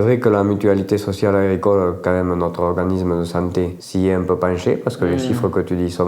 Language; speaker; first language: French; native; French